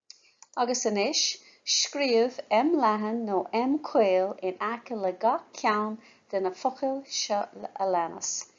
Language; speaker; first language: Irish; non-native, local second language; English